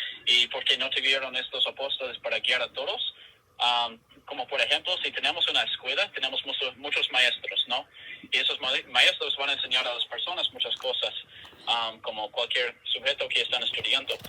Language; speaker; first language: Spanish; non-native, fluent; English